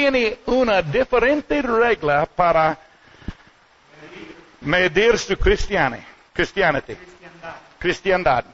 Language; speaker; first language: Spanish; non-native, learner; English